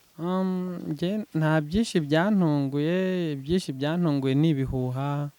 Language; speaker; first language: Kinyarwanda; early bilingual, heritage; Kinyarwanda